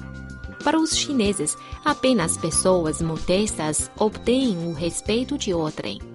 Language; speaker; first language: Portuguese; non-native, fluent; Chinese